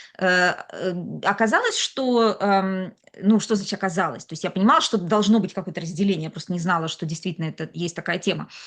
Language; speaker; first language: Russian; native; Russian